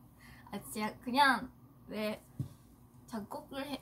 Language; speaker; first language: Korean; non-native, fluent; Japanese